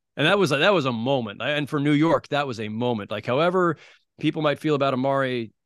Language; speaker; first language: English; native; English